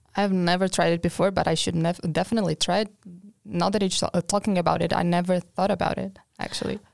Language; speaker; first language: English; non-native, fluent; Portuguese